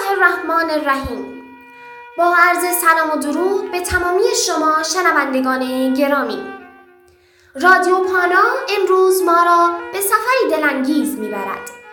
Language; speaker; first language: Persian; non-native, local second language; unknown